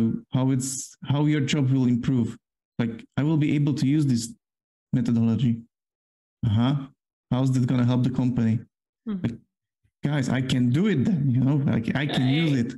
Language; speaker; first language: English; non-native, fluent; Polish